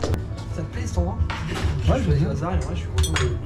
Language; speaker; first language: French; native; French